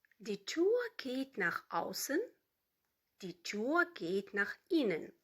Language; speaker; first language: German; non-native, fluent; Ukrainian